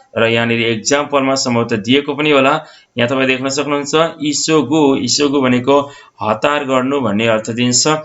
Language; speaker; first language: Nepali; native; Nepali